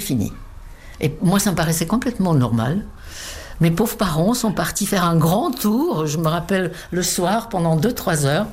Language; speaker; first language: French; non-native, fluent; Czech